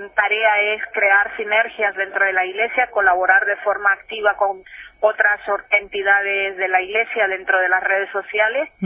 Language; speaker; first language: Spanish; native; Spanish